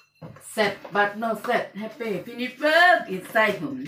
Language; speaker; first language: English; non-native, learner; Thai